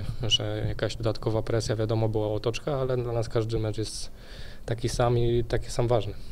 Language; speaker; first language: Polish; native; Polish